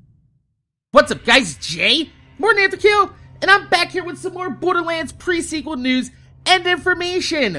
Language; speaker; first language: English; native; English